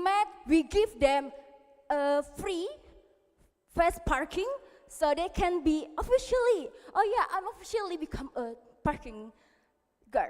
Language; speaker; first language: English; non-native, learner; Indonesian